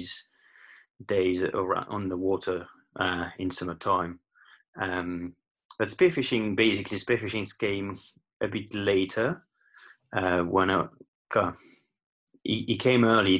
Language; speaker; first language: English; non-native, fluent; French